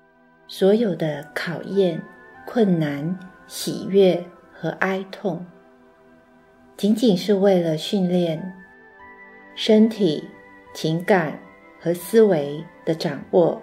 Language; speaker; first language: Chinese; native; Chinese